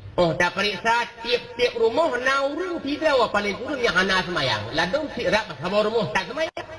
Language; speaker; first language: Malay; non-native, local second language; Achinese